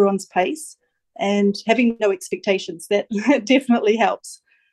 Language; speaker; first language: English; native; English